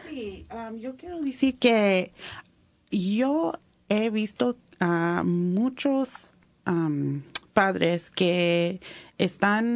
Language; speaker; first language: Spanish; early bilingual, heritage; Spanish